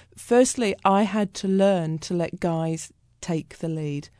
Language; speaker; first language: English; native; English